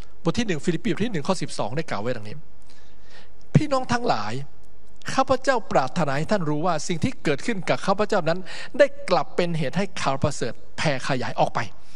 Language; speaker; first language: Thai; native; Thai